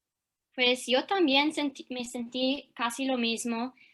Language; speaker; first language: Spanish; early bilingual, heritage; English